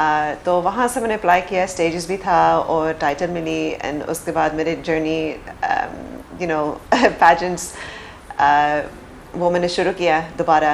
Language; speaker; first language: Hindi; early bilingual, heritage; English